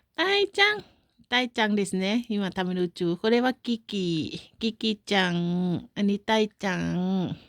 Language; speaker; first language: Japanese; non-native, learner; Thai